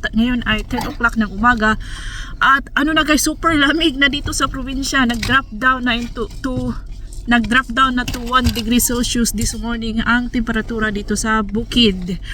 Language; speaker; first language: Filipino; non-native, local second language; Cebuano